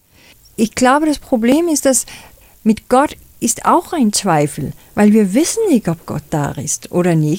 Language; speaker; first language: German; non-native, fluent; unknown